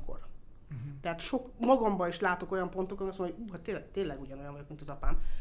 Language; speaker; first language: Hungarian; early bilingual, heritage; Hungarian